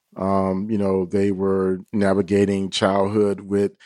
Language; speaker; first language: English; native; English